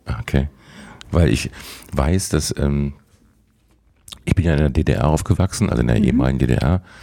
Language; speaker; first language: German; native; German